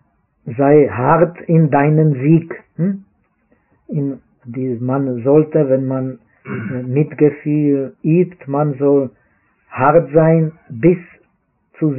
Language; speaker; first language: German; non-native, fluent; Czech